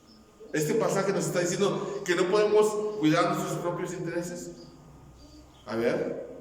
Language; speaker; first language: Spanish; native; Spanish